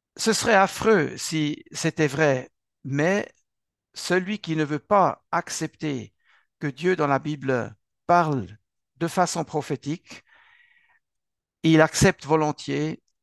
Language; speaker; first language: French; non-native, local second language; Swiss German